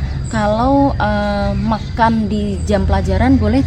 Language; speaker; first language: Indonesian; native; Indonesian